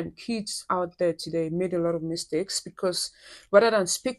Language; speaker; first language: English; non-native, local second language; Yoruba